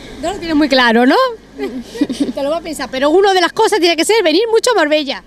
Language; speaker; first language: Spanish; native; Spanish